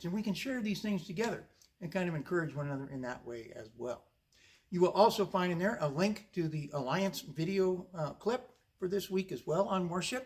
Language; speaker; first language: English; native; English